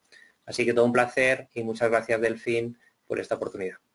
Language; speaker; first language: Spanish; native; Spanish